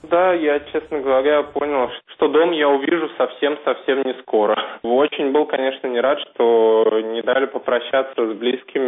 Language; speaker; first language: Russian; native; Russian